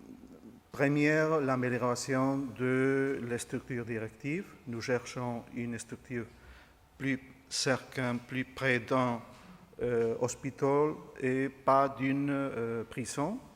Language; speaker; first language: French; non-native, fluent; Spanish